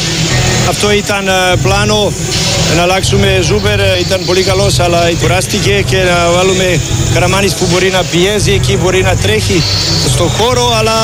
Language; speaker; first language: Greek; non-native, fluent; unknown